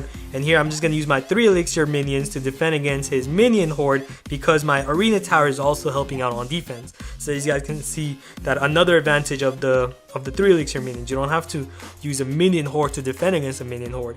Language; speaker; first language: English; native; English